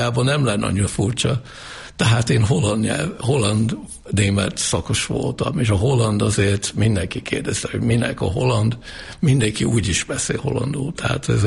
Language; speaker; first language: Hungarian; non-native, fluent; English